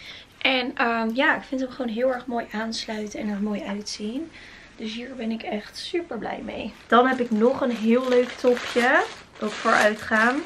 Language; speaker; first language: Dutch; native; Dutch